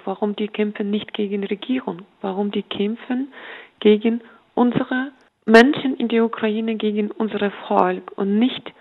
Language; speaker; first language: German; non-native, fluent; Ukrainian